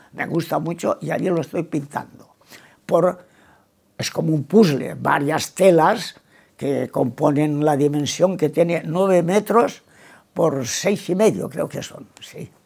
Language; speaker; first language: Spanish; non-native, local second language; Catalan